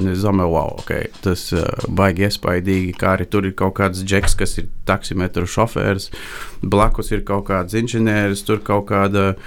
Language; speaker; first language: Latvian; non-native, fluent; Bulgarian